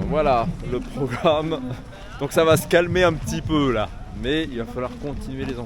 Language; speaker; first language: French; native; French